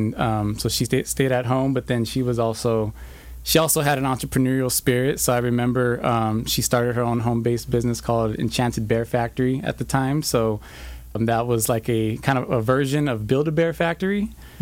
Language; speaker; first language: English; native; English